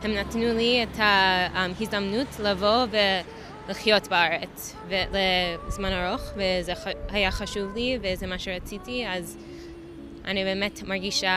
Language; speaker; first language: Hebrew; non-native, fluent; English